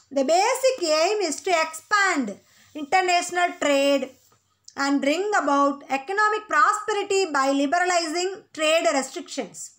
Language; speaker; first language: English; non-native, local second language; Tamil